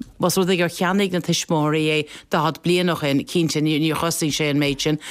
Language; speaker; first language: Irish; non-native, local second language; English